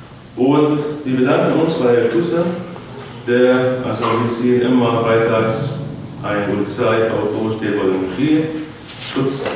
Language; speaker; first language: German; non-native, fluent; Arabic